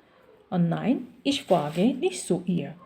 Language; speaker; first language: German; non-native, fluent; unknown